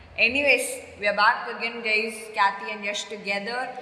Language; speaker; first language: English; non-native, local second language; Tamil